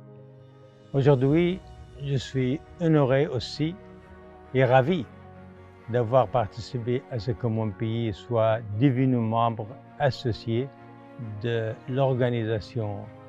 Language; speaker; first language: French; non-native, fluent; Arabic